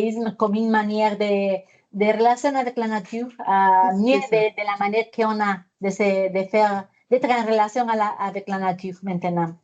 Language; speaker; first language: French; non-native, fluent; Spanish